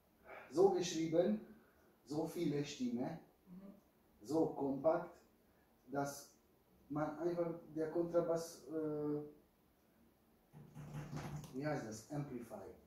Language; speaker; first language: German; non-native, fluent; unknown